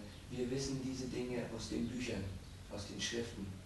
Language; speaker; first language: German; native; German